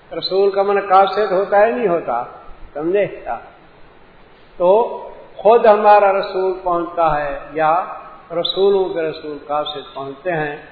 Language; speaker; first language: Urdu; non-native, local second language; Punjabi